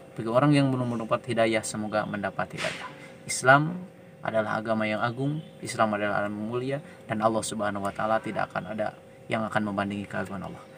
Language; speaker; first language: Indonesian; non-native, local second language; Sundanese